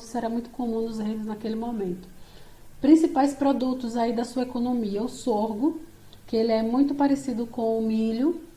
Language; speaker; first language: Portuguese; native; Portuguese